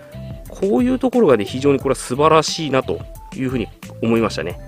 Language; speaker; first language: Japanese; native; Japanese